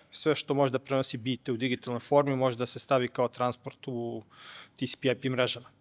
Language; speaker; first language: Serbian; native; Serbian